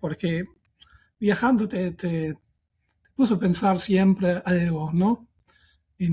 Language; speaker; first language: Spanish; non-native, fluent; German